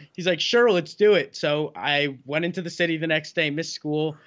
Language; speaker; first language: English; native; English